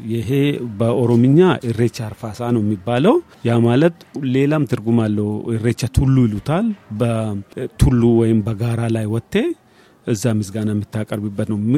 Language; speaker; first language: Amharic; non-native, local second language; Oromo